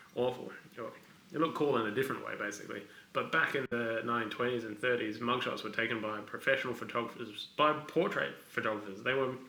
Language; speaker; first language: English; native; English